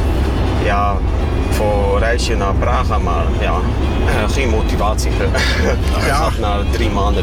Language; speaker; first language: Dutch; non-native, fluent; German